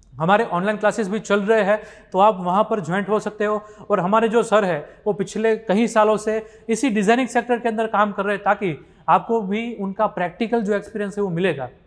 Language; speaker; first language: Hindi; non-native, local second language; Gujarati